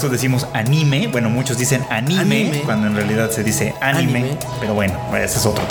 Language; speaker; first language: Spanish; native; Spanish